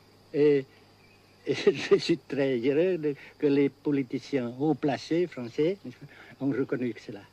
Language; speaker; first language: French; non-native, fluent; Vietnamese